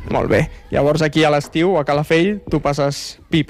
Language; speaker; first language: Catalan; native; Catalan